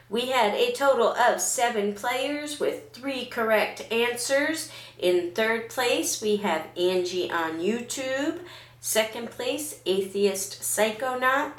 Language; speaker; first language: English; native; English